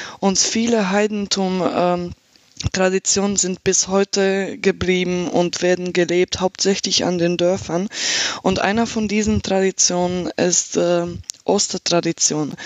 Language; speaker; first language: German; non-native, fluent; Slovak